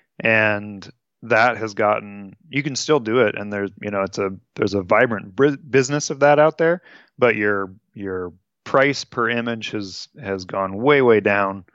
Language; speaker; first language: English; native; English